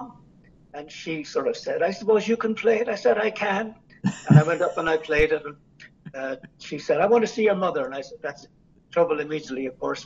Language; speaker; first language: English; native; English